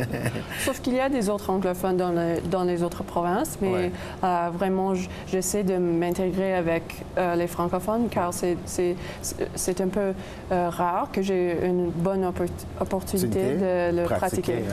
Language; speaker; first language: French; non-native, local second language; English